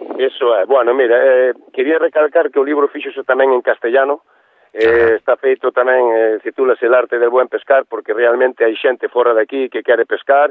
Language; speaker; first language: Galician; native; Galician